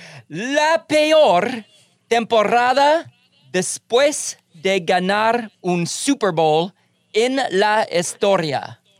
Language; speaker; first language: Spanish; non-native, learner; English